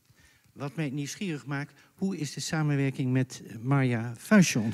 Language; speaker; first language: Dutch; native; Dutch